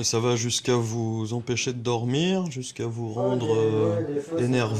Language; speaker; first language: French; native; French